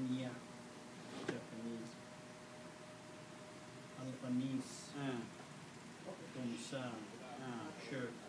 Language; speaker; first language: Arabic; non-native, learner; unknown